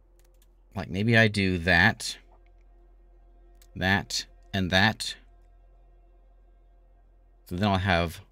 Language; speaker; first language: English; native; English